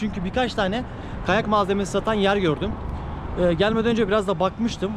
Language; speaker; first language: Turkish; native; Turkish